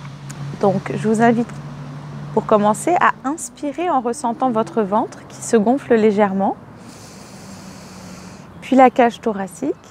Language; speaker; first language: French; native; French